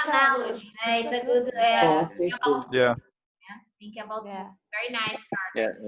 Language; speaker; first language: English; non-native, fluent; Portuguese